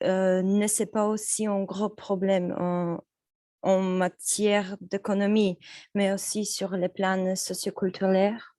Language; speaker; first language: French; non-native, learner; Polish